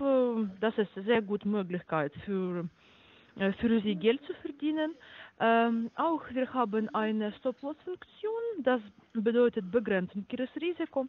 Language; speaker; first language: German; non-native, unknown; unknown